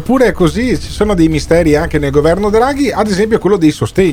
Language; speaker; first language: Italian; native; Italian